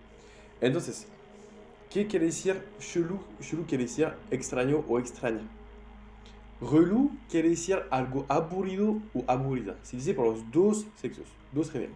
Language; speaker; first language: Spanish; non-native, fluent; French